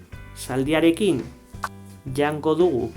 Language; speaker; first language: Basque; non-native, local second language; Spanish